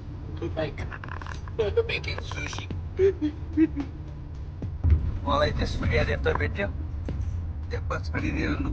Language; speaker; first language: English; non-native, learner; Nepali